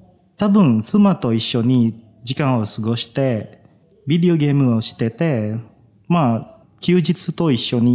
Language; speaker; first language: Japanese; non-native, fluent; Indonesian